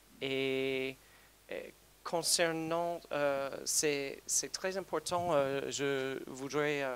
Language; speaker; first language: French; non-native, fluent; English